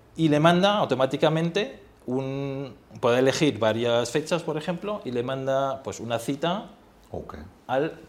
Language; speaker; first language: Spanish; non-native, fluent; German